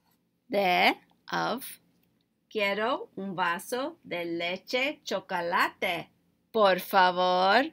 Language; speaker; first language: Spanish; non-native, learner; English